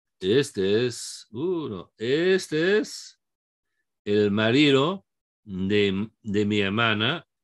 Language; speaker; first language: Spanish; non-native, fluent; English